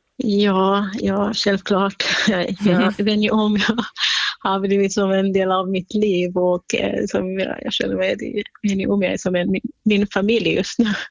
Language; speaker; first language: Swedish; non-native, fluent; Kurdish